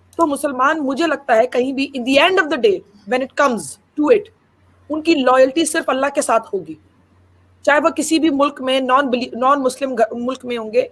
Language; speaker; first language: Hindi; early bilingual, heritage; Hindi